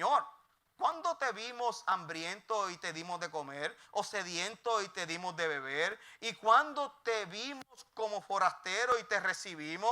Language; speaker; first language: Spanish; native; Spanish